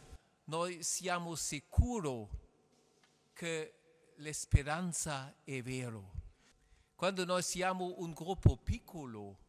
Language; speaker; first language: Italian; non-native, learner; German